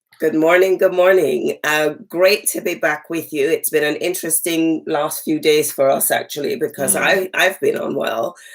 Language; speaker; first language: English; native; English